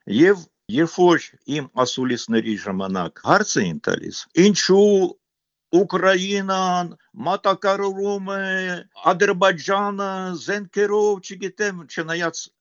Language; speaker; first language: Armenian; non-native, fluent; Ukrainian